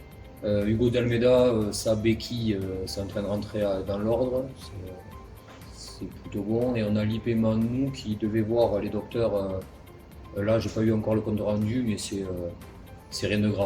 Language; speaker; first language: French; native; French